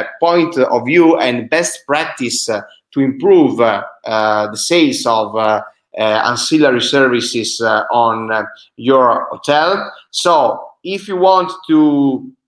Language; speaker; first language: English; non-native, fluent; Italian